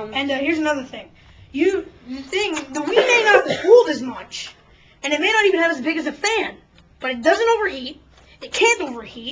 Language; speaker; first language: English; native; English